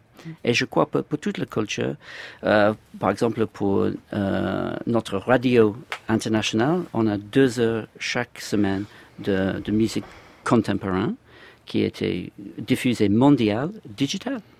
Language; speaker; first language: French; non-native, fluent; English